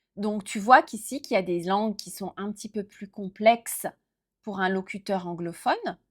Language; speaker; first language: French; native; French